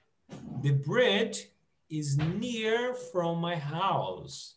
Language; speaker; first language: English; non-native, fluent; Portuguese